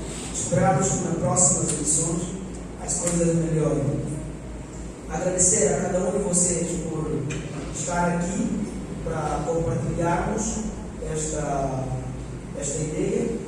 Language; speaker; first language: Portuguese; non-native, local second language; Upper Guinea Crioulo